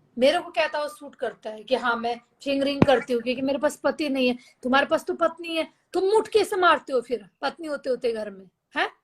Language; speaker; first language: Hindi; native; Hindi